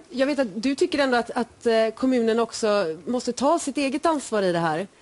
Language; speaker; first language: Swedish; native; Swedish